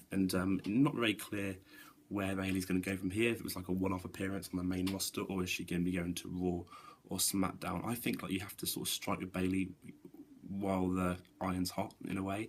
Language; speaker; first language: English; native; English